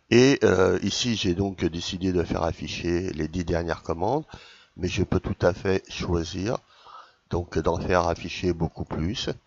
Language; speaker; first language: French; native; French